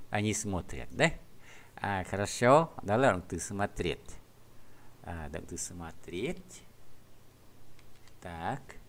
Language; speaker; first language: Russian; non-native, fluent; Vietnamese